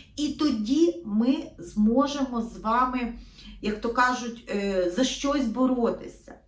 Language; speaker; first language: Ukrainian; native; Ukrainian